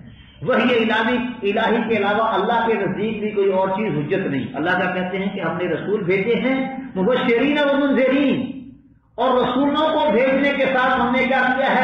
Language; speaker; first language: Urdu; native; Urdu